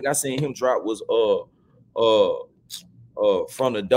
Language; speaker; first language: English; native; English